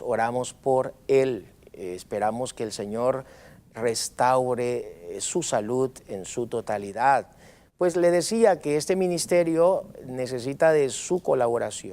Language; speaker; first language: Spanish; native; Spanish